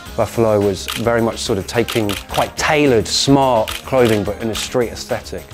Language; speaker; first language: English; native; English